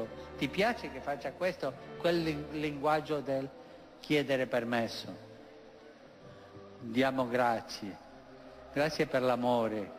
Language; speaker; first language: Italian; non-native, fluent; Spanish